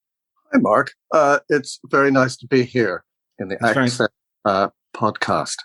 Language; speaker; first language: English; native; English